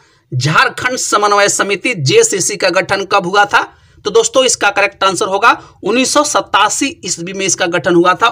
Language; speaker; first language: Hindi; native; Hindi